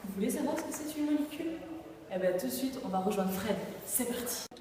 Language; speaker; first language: French; native; French